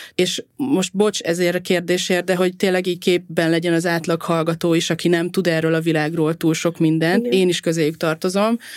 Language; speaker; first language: Hungarian; native; Hungarian